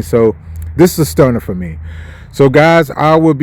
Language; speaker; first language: English; native; English